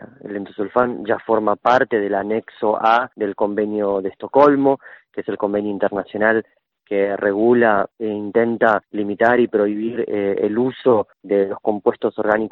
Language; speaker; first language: Spanish; native; Spanish